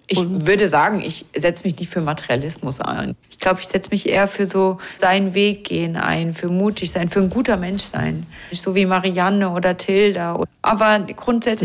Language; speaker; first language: German; native; German